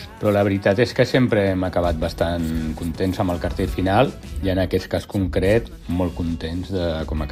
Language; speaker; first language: Catalan; native; Catalan